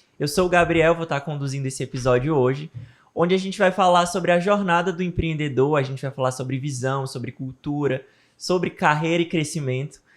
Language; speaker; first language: Portuguese; native; Portuguese